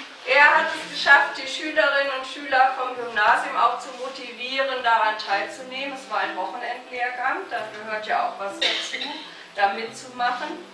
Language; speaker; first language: German; native; German